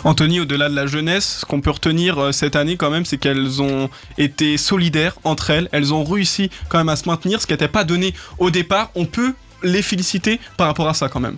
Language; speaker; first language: French; native; French